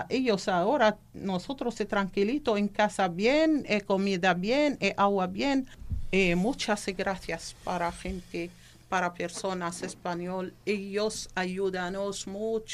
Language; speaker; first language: Spanish; non-native, learner; Arabic